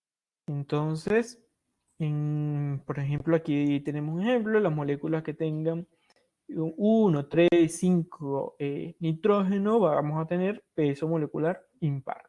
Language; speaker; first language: Spanish; native; Spanish